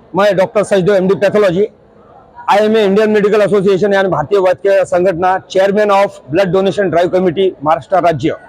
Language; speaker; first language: Hindi; non-native, local second language; Marathi